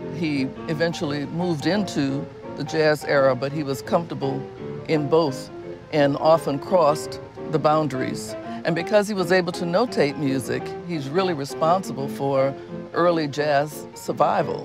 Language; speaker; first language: English; native; English